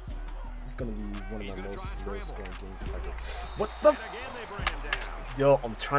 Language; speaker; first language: English; native; English